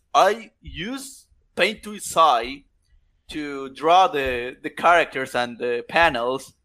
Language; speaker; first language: English; non-native, fluent; Spanish